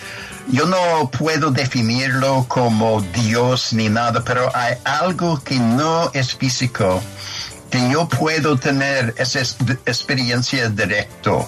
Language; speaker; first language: Spanish; non-native, fluent; English